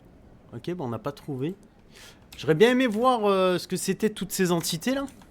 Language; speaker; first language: French; native; French